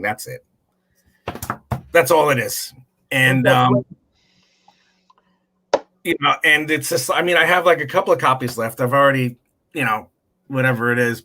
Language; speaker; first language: English; native; English